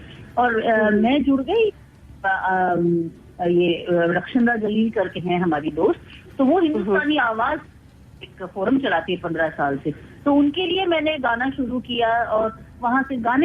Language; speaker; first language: Hindi; non-native, local second language; Tamil